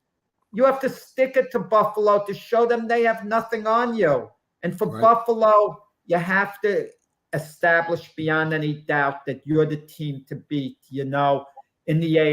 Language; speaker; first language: English; native; English